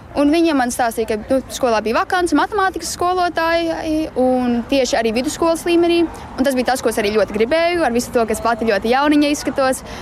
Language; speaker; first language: Latvian; native; Latvian